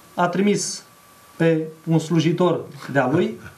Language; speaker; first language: Romanian; native; Romanian